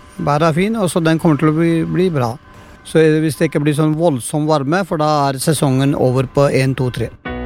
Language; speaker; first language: Norwegian; non-native, fluent; Punjabi